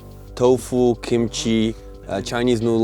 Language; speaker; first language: English; non-native, local second language; Mongolian